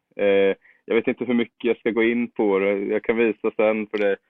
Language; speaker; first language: Swedish; native; Swedish